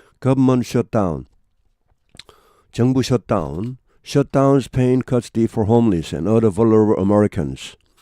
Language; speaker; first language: English; non-native, fluent; Korean